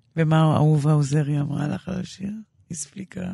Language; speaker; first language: Hebrew; native; Hebrew